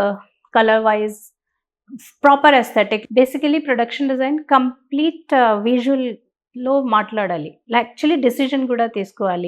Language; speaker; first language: Telugu; non-native, learner; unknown